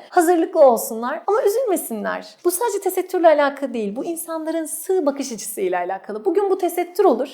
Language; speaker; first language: Turkish; native; Turkish